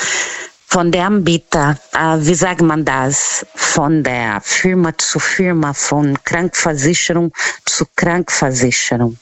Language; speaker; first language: German; non-native, fluent; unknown